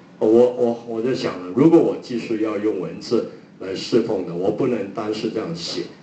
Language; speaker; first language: Chinese; non-native, local second language; Cantonese